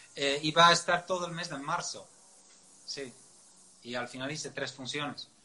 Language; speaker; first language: Spanish; non-native, fluent; Dutch